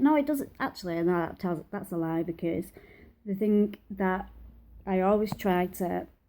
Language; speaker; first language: English; native; English